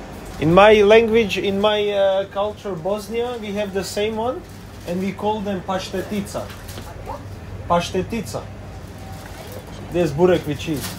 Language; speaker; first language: English; non-native, fluent; Bosnian